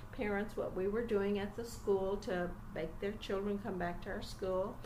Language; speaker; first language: English; native; English